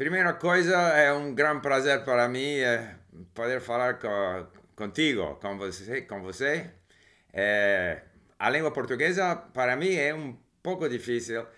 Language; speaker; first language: Portuguese; non-native, learner; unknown